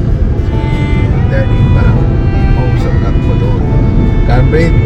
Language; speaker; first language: Filipino; non-native, local second language; Cebuano